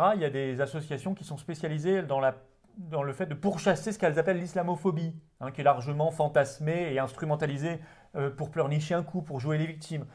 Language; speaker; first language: French; native; French